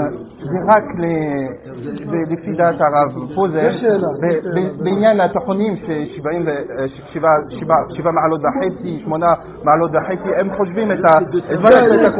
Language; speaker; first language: Hebrew; non-native, fluent; French